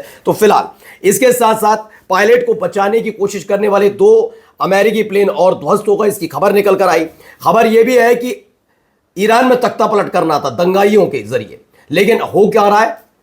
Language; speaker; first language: Hindi; native; Hindi